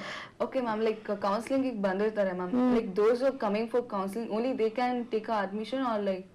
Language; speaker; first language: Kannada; native; Kannada